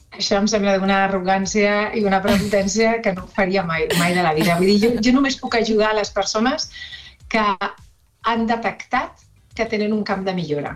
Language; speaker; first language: Catalan; non-native, local second language; Spanish